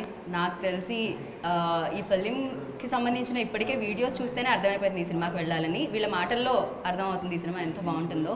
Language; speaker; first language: Telugu; native; Telugu